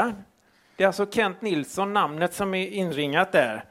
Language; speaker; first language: Swedish; native; Swedish